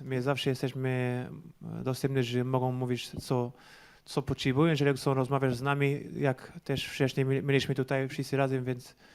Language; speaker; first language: Polish; non-native, learner; Portuguese